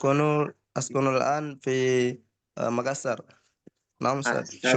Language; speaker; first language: Arabic; non-native, learner; Indonesian